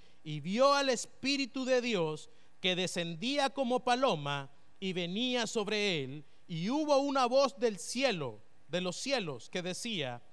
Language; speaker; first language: Spanish; native; Spanish